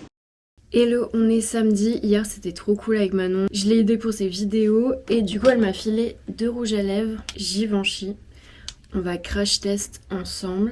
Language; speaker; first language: French; native; French